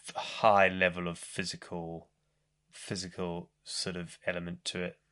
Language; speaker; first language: English; native; English